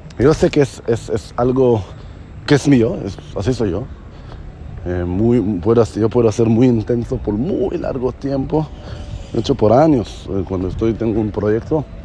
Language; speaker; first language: Spanish; non-native, fluent; Hebrew